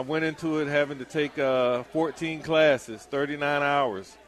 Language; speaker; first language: English; native; English